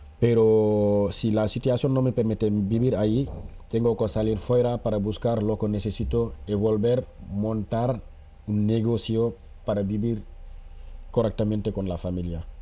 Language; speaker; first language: Spanish; non-native, fluent; Wolof